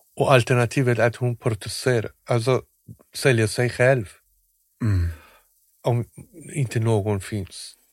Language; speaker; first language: Swedish; non-native, fluent; Persian